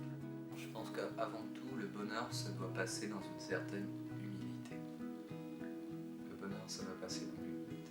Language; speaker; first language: French; native; French